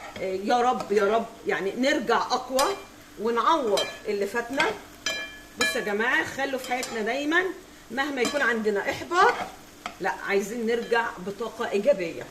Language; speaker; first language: Arabic; native; Arabic